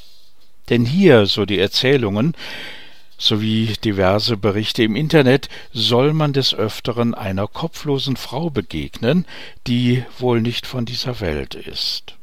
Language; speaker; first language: German; native; German